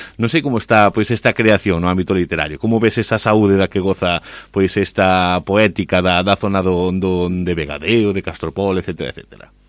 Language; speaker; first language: Galician; native; Galician